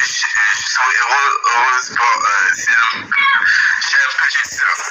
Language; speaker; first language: French; non-native, learner; Arabic